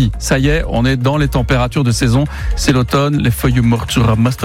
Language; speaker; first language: French; native; French